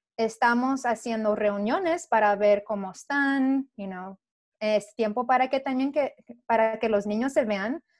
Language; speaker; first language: Spanish; early bilingual, heritage; Spanish